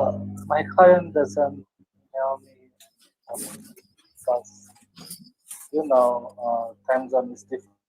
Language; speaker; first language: English; non-native, learner; Indonesian